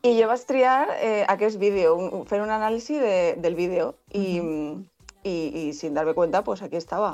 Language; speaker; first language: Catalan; non-native, local second language; Spanish